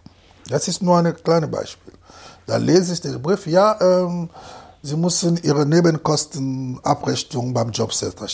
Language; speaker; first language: German; non-native, fluent; Lingala